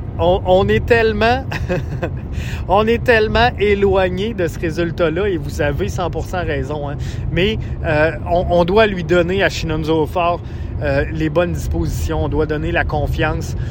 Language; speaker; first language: French; native; French